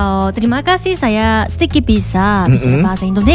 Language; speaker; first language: Indonesian; non-native, learner; Korean